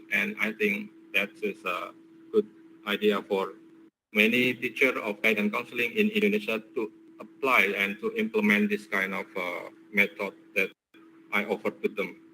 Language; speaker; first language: English; non-native, learner; Indonesian